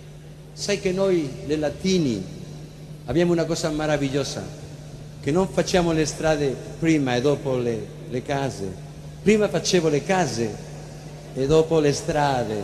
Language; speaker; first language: Italian; non-native, learner; Spanish